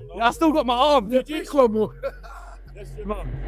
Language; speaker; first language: English; native; English